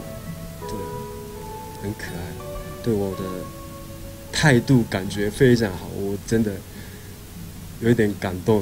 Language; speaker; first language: Chinese; non-native, fluent; Japanese